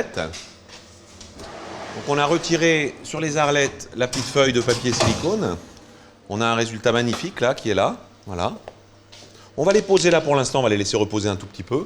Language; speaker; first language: French; native; French